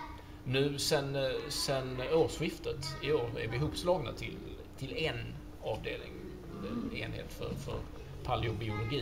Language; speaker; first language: Swedish; native; Swedish